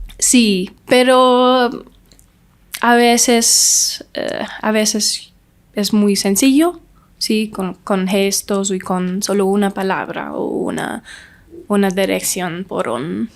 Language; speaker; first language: Spanish; non-native, learner; English